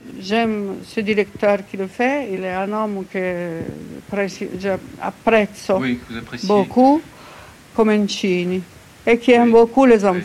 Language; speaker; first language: French; non-native, fluent; Italian